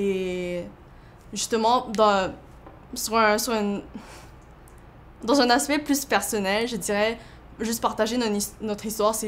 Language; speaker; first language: French; early bilingual, other home language; Chinese